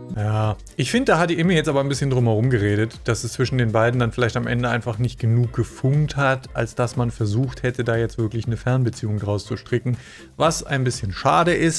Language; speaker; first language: German; native; German